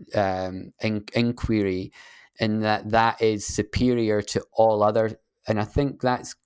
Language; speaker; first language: English; native; English